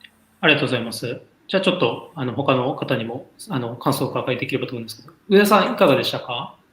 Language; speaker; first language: Japanese; native; Japanese